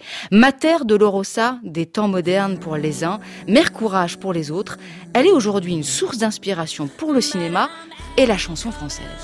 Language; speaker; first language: French; native; French